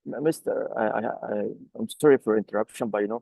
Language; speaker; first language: English; non-native, fluent; Arabic